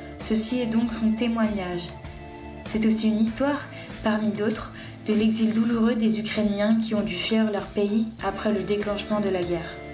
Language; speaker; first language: French; native; French